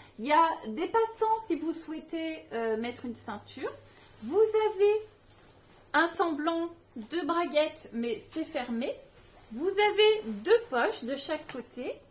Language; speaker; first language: French; native; French